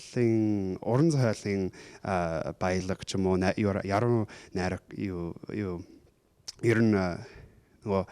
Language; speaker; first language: Mongolian; non-native, fluent; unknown